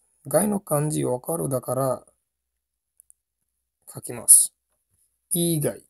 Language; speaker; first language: Japanese; non-native, learner; Bangla